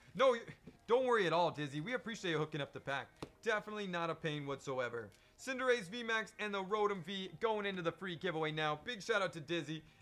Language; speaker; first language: English; native; English